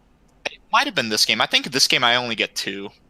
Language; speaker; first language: English; native; English